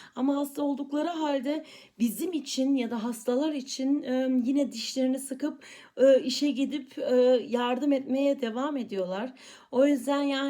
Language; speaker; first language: Turkish; early bilingual, heritage; Turkish